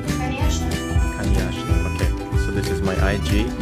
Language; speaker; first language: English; non-native, fluent; Indonesian